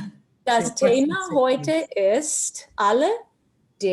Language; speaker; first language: German; non-native, fluent; English